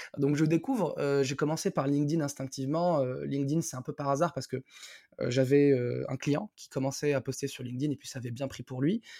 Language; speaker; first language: French; non-native, local second language; Arabic